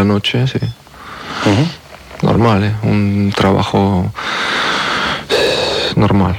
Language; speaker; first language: Spanish; non-native, learner; French